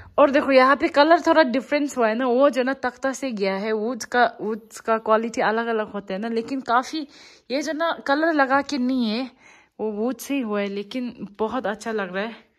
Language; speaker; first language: Hindi; non-native, local second language; Tibetan